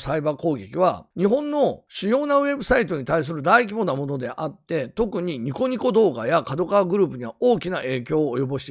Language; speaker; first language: Japanese; native; Japanese